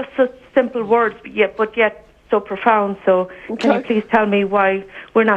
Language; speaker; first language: English; native; English